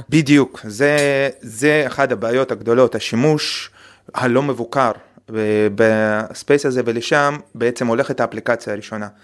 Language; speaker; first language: Hebrew; non-native, fluent; Russian